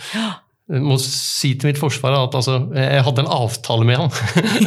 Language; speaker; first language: Norwegian; native; Norwegian